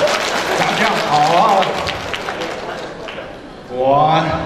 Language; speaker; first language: Chinese; non-native, learner; English